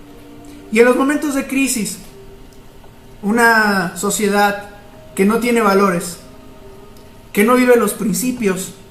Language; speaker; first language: Spanish; native; Spanish